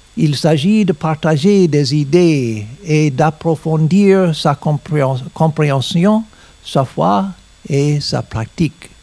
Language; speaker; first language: French; non-native, learner; English